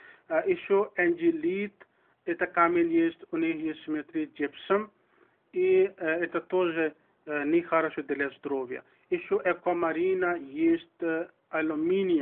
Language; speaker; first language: Russian; non-native, learner; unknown